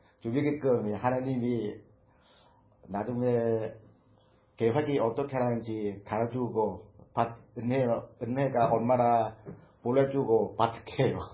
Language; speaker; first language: Korean; non-native, learner; Vietnamese